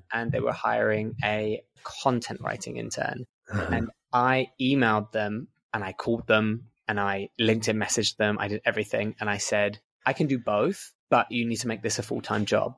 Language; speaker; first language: English; native; English